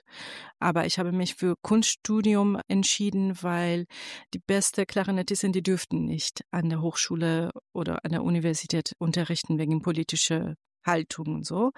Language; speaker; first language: German; non-native, fluent; Persian